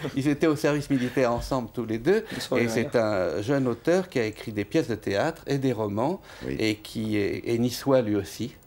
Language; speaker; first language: French; native; French